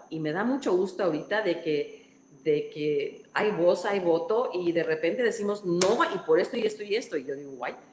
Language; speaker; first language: Spanish; non-native, fluent; English